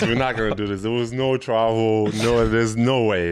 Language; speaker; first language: English; non-native, local second language; French